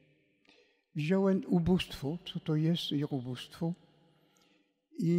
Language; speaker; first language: Polish; non-native, fluent; French